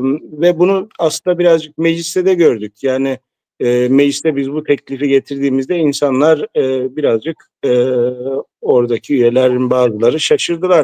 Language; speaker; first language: Turkish; early bilingual, heritage; Turkish